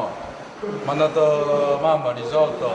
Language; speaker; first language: Italian; non-native, learner; Japanese